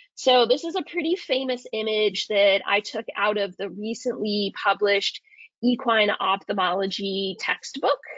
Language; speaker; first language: English; native; English